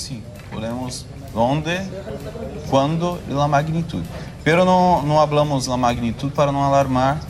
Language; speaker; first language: Spanish; non-native, learner; Portuguese